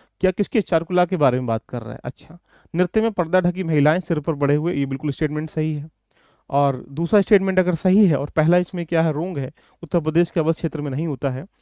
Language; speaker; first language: Hindi; native; Hindi